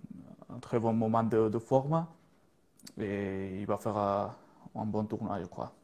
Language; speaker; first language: French; non-native, learner; Spanish